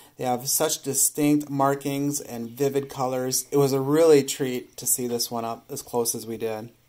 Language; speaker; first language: English; native; English